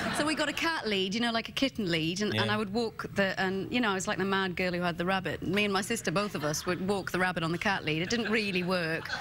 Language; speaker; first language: English; native; English